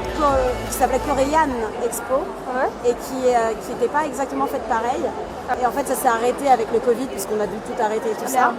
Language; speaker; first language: French; native; French